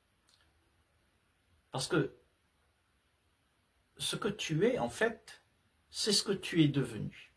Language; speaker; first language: French; native; French